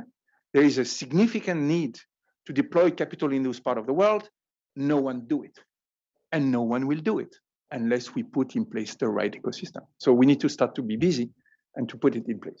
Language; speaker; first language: English; non-native, fluent; French